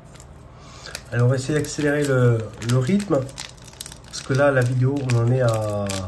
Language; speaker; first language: French; native; French